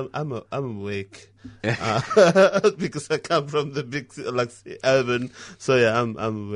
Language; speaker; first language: English; non-native, fluent; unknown